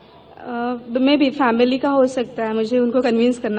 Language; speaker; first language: Hindi; native; Hindi